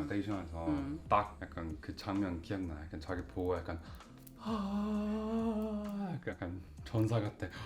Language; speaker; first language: Korean; non-native, fluent; English